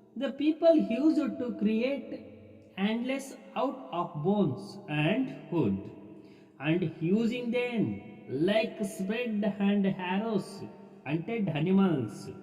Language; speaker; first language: English; non-native, local second language; Kannada